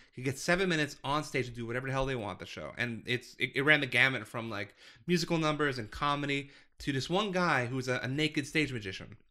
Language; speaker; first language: English; native; English